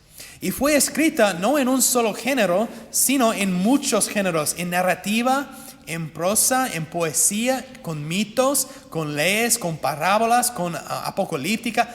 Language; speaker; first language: Spanish; non-native, fluent; English